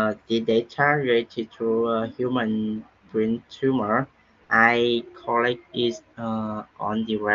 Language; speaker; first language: English; non-native, learner; Vietnamese